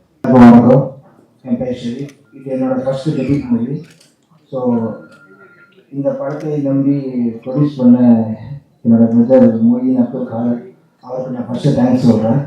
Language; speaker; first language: Tamil; native; Tamil